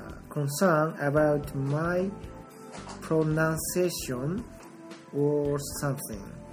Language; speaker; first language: English; non-native, learner; Japanese